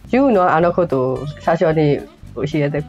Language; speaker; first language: Japanese; non-native, fluent; Burmese